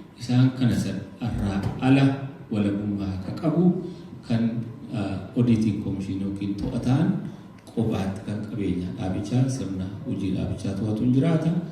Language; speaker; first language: Oromo; native; Oromo